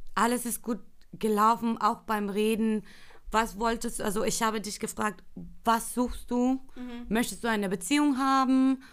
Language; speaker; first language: German; non-native, fluent; Spanish